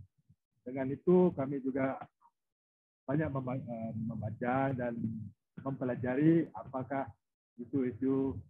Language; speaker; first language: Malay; non-native, local second language; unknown